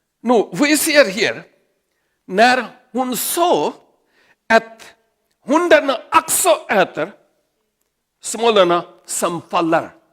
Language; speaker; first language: Swedish; non-native, learner; Urdu